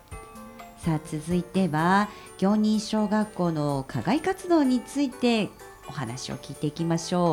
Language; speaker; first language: Japanese; native; Japanese